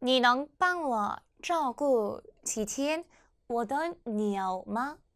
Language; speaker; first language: Chinese; non-native, fluent; Korean